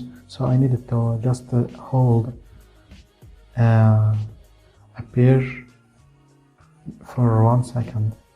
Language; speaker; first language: English; non-native, fluent; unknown